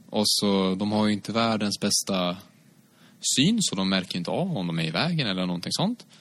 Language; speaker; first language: Swedish; native; Swedish